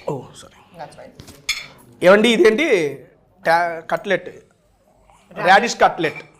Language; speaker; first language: Telugu; native; Telugu